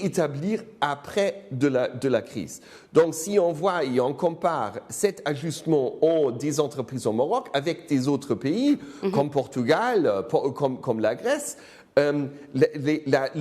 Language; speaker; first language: French; non-native, fluent; German